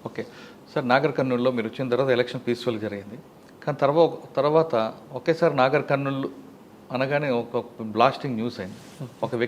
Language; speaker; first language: Telugu; native; Telugu